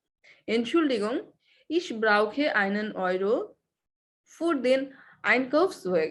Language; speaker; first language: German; non-native, learner; Bangla